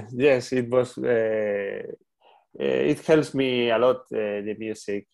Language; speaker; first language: English; non-native, learner; Spanish